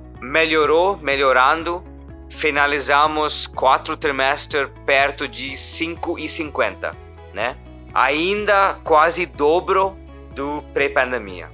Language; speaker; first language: Portuguese; non-native, learner; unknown